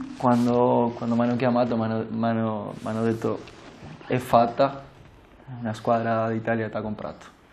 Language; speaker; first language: Italian; non-native, fluent; Spanish